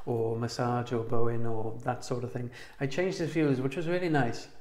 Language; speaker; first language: English; native; English